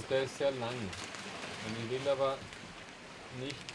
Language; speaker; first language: German; native; German